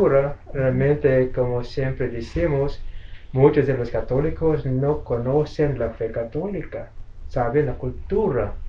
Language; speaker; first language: Spanish; non-native, fluent; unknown